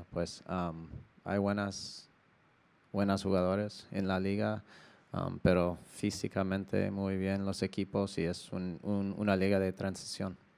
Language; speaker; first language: Spanish; non-native, learner; English